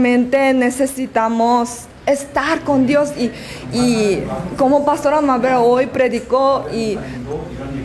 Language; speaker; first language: Spanish; non-native, learner; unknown